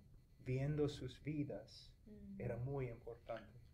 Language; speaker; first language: Spanish; non-native, fluent; English